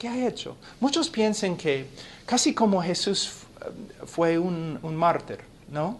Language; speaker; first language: Spanish; non-native, fluent; English